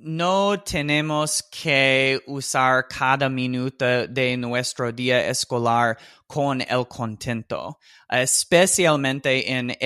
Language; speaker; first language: Spanish; non-native, fluent; English